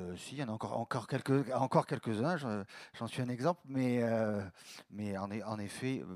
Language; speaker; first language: French; native; French